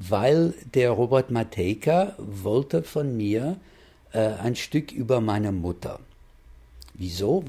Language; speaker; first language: German; non-native, fluent; English